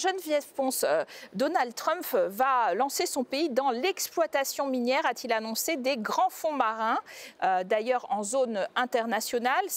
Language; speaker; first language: French; native; French